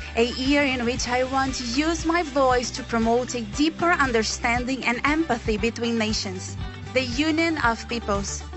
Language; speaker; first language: English; non-native, fluent; Portuguese